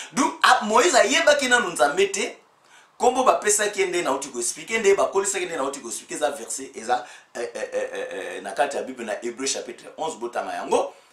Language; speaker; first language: French; non-native, local second language; Lingala